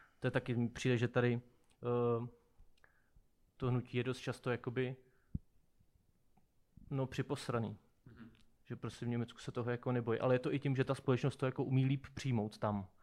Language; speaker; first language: Czech; native; Czech